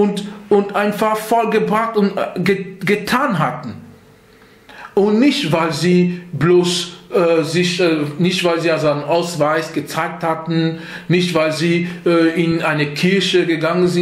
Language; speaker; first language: German; non-native, fluent; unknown